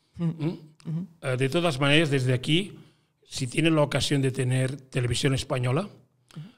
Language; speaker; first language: Spanish; native; Spanish